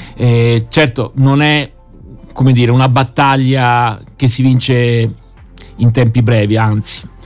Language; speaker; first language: Italian; native; Italian